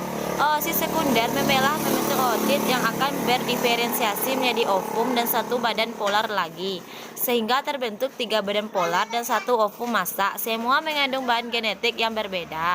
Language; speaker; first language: Indonesian; native; Indonesian